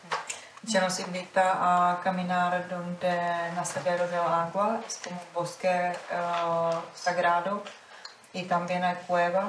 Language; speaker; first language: Spanish; non-native, fluent; Czech